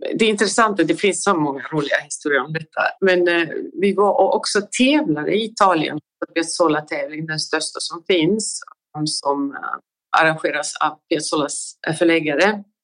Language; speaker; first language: Swedish; native; Swedish